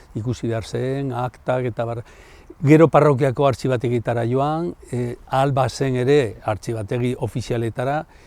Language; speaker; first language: Basque; non-native, local second language; Spanish